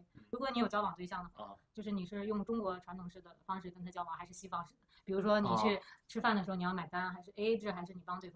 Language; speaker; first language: Chinese; native; Chinese